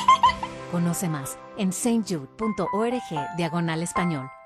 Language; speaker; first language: Spanish; native; Spanish